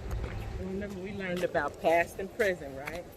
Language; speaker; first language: English; native; English